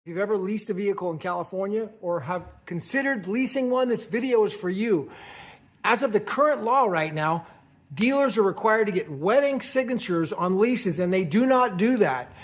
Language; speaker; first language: English; native; English